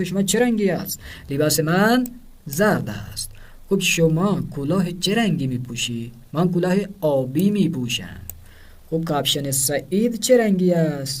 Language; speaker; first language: Persian; non-native, fluent; Urdu